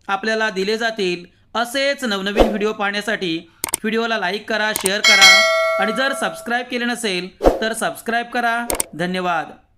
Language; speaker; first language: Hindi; non-native, local second language; Marathi